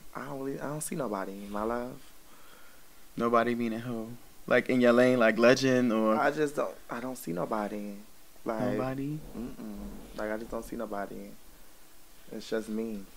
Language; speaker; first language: English; native; English